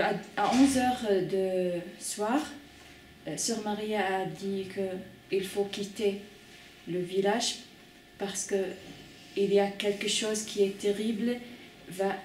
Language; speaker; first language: French; non-native, fluent; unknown